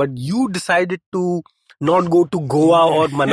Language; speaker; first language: English; non-native, local second language; Hindi